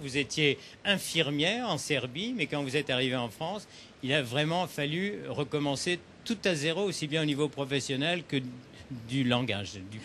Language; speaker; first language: French; native; French